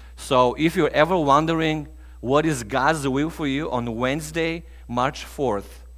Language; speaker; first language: English; non-native, fluent; Bulgarian